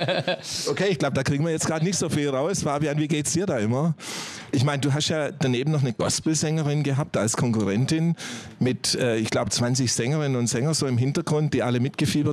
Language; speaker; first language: German; native; German